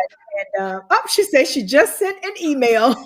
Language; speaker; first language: English; native; English